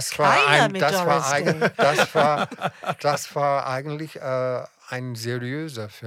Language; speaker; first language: German; non-native, fluent; English